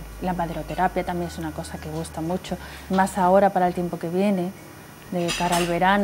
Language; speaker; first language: Spanish; native; Spanish